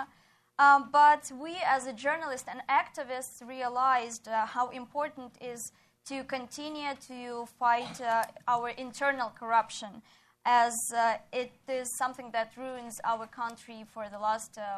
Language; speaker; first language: English; non-native, fluent; Ukrainian